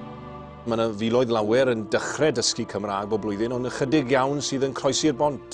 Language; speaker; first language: Welsh; native; Welsh